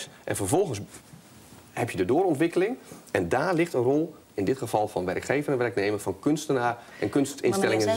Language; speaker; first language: Dutch; native; Dutch